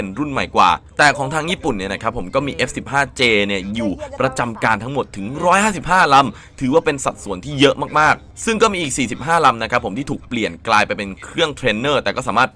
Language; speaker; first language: Thai; native; Thai